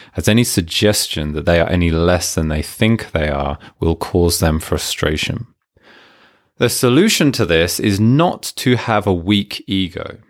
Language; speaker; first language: English; native; English